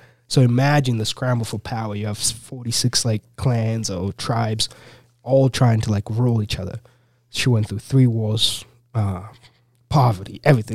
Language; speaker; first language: English; non-native, local second language; Ganda